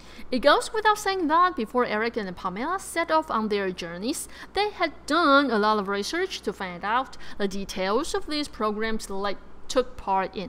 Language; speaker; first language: English; non-native, fluent; Chinese